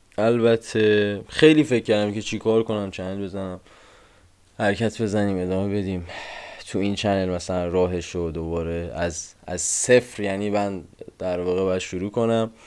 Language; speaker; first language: Persian; native; Persian